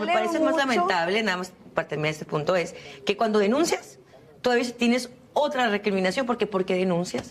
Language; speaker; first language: Spanish; native; Spanish